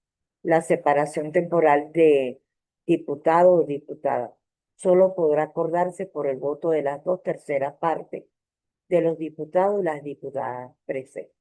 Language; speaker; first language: Spanish; native; Spanish